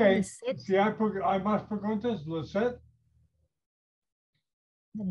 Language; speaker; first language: Spanish; non-native, learner; English